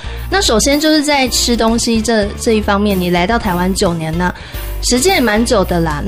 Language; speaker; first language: Chinese; native; Chinese